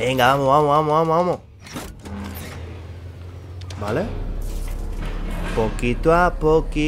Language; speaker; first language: Spanish; native; Spanish